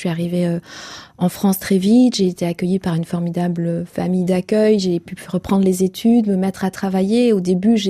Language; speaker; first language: French; non-native, local second language; Kinyarwanda